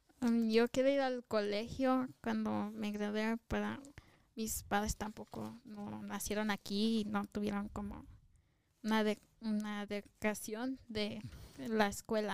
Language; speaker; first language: Spanish; early bilingual, heritage; Spanish